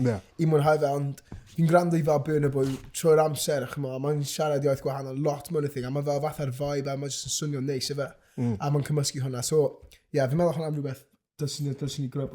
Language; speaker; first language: Welsh; native; Welsh